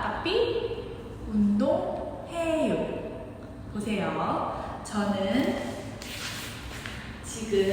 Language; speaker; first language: Korean; non-native, fluent; Indonesian